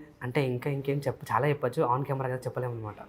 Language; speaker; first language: Telugu; native; Telugu